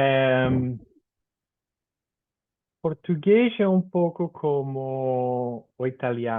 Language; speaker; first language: Portuguese; non-native, fluent; Spanish